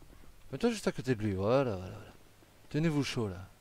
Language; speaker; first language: French; native; French